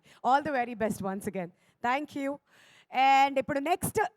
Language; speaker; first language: Telugu; native; Telugu